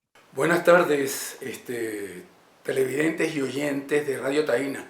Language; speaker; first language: Spanish; native; Spanish